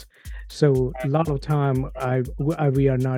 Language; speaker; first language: English; non-native, local second language; Gujarati